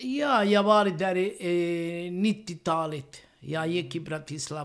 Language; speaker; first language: Swedish; non-native, learner; Romany